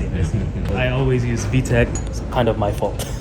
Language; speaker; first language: English; native; English